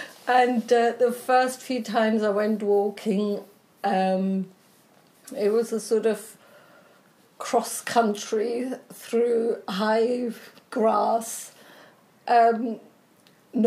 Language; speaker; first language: English; non-native, fluent; German